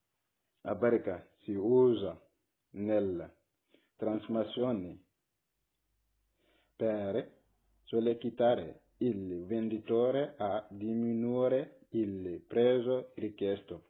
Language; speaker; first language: Italian; non-native, learner; Bambara